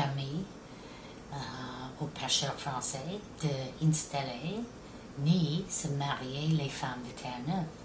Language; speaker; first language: French; non-native, local second language; English